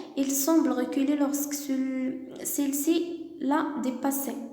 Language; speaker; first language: French; non-native, local second language; Arabic